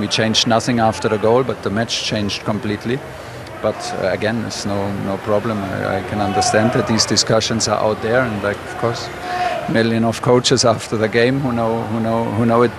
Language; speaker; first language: English; non-native, fluent; German